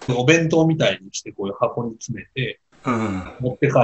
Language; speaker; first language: Japanese; native; Japanese